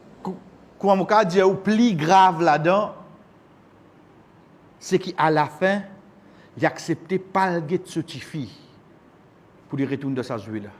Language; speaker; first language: French; non-native, local second language; Morisyen